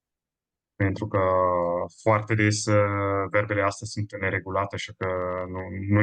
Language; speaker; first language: Romanian; non-native, fluent; Italian